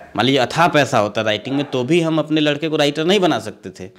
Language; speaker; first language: Hindi; native; Hindi